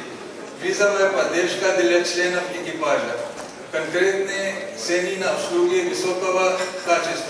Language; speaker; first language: Russian; non-native, learner; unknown